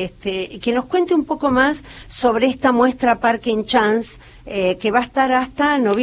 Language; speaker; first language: Spanish; native; Spanish